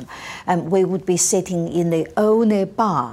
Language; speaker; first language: English; non-native, fluent; Chinese